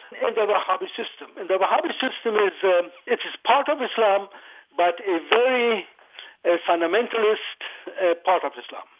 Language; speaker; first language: English; non-native, fluent; Persian